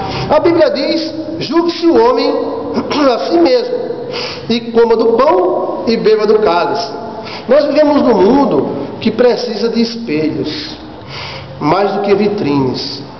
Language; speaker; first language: Portuguese; native; Portuguese